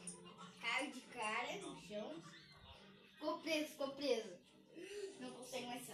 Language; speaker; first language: Portuguese; native; Portuguese